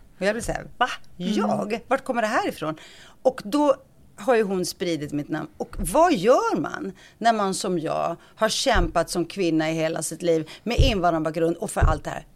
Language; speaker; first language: Swedish; early bilingual, other home language; Greek